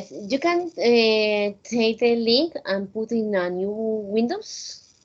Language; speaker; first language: English; non-native, fluent; Spanish